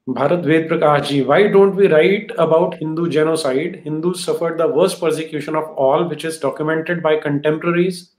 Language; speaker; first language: Hindi; native; Hindi